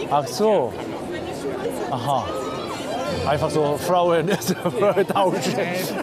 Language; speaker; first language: German; non-native, learner; Korean